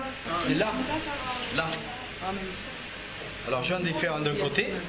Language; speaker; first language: French; native; French